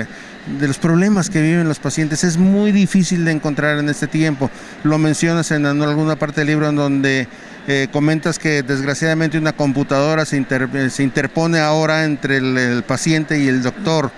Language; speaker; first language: Spanish; native; Spanish